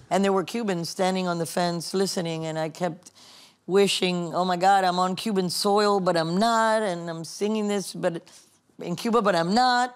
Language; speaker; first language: English; early bilingual, other home language; Spanish